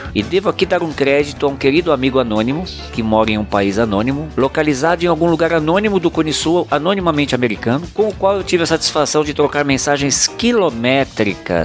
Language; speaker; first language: Portuguese; native; Portuguese